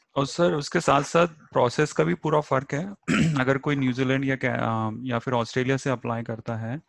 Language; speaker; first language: Hindi; native; Hindi